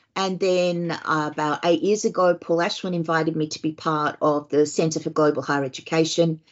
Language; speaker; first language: English; native; English